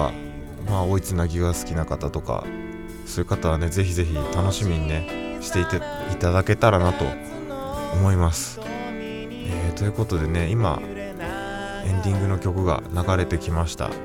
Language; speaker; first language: Japanese; native; Japanese